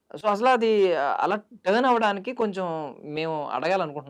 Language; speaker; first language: Telugu; native; Telugu